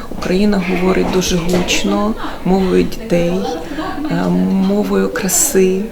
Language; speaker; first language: Ukrainian; native; Ukrainian